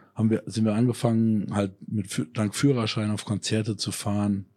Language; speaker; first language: German; native; German